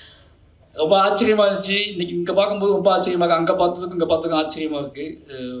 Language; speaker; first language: Tamil; native; Tamil